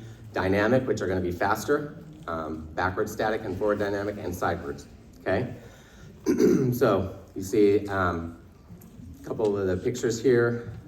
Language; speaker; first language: English; native; English